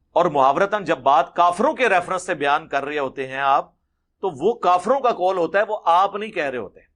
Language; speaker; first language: Urdu; non-native, local second language; Punjabi